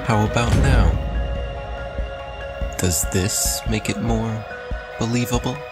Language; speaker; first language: English; native; English